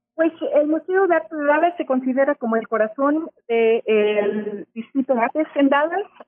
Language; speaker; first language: Spanish; early bilingual, heritage; Spanish